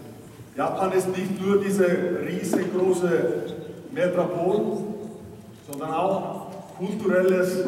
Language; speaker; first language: German; non-native, fluent; Icelandic